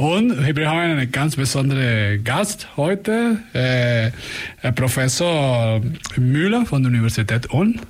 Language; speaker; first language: German; non-native, learner; Spanish